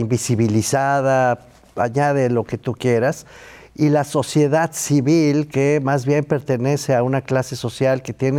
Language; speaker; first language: Spanish; native; Spanish